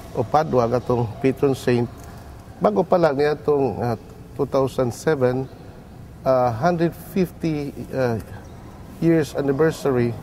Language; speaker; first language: Cebuano; native; Cebuano